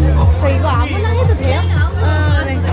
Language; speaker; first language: Korean; non-native, learner; Mongolian